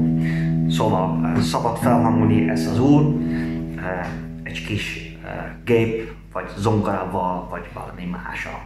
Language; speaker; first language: Hungarian; non-native, learner; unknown